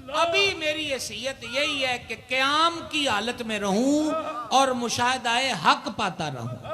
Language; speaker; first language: Urdu; non-native, local second language; Punjabi